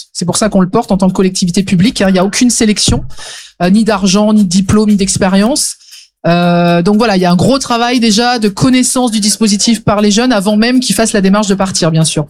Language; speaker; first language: French; native; French